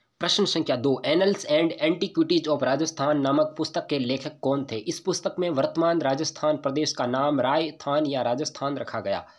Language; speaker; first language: Hindi; native; Hindi